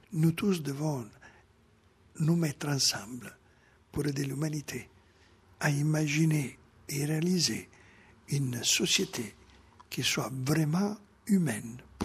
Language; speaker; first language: French; non-native, fluent; Italian